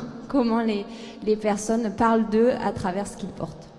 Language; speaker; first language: French; native; French